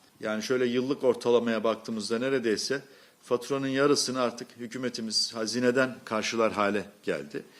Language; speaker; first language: Turkish; native; Turkish